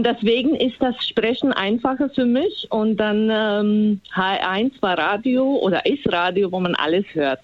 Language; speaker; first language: German; non-native, fluent; Slovak